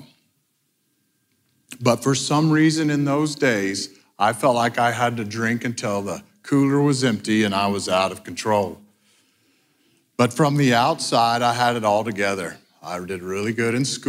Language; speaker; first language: English; native; English